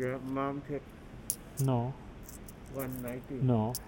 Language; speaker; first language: English; non-native, learner; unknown